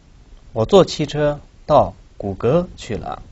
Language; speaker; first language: Chinese; non-native, local second language; Tibetan